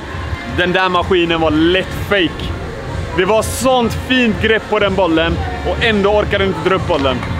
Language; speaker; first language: Swedish; native; Swedish